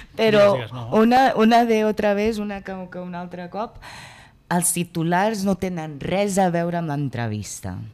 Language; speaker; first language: Catalan; non-native, local second language; Spanish